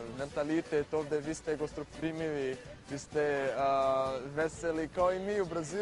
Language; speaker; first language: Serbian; non-native, fluent; Portuguese